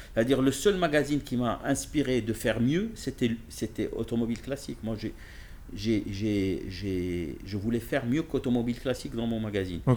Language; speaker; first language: French; non-native, local second language; Arabic